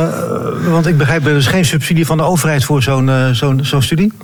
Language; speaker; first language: Dutch; native; Dutch